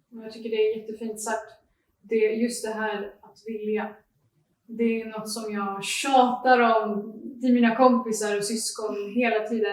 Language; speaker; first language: Swedish; native; Swedish